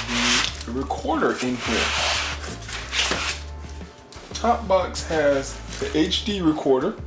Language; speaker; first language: English; native; English